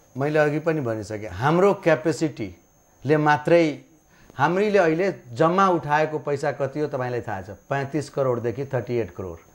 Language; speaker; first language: Nepali; non-native, local second language; Maithili